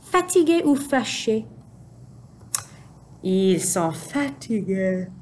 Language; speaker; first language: French; non-native, fluent; English